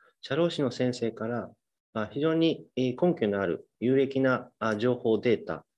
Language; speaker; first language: Japanese; native; Japanese